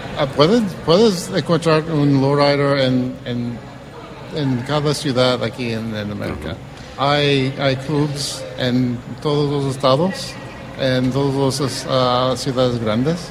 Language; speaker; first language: Spanish; early bilingual, heritage; English